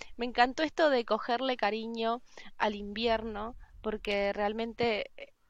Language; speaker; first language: Spanish; native; Spanish